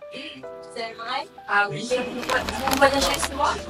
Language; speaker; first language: French; non-native, fluent; Vietnamese